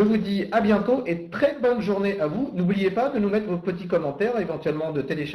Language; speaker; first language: French; native; French